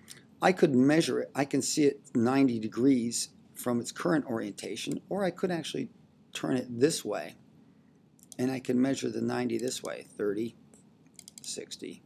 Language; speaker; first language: English; native; English